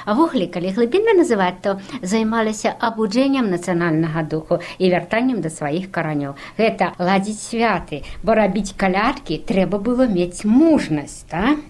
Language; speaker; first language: Belarusian; native; Belarusian